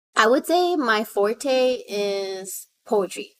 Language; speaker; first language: English; early bilingual, other home language; Spanish